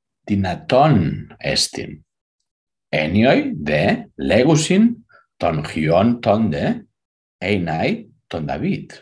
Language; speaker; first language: Greek; non-native, fluent; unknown